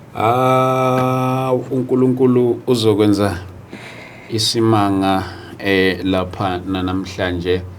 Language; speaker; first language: Zulu; native; Zulu